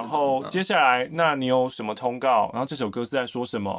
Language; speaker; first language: Chinese; native; Chinese